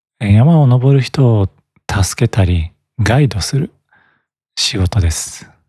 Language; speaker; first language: Japanese; native; Japanese